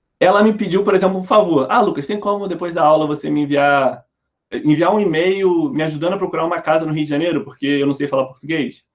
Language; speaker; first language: Portuguese; native; Portuguese